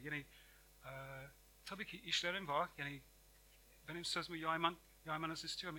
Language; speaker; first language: Turkish; non-native, fluent; English